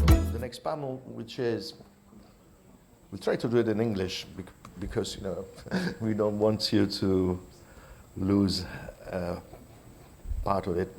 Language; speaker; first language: English; non-native, fluent; Italian